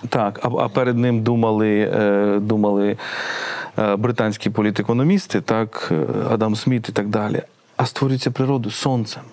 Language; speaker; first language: Ukrainian; native; Ukrainian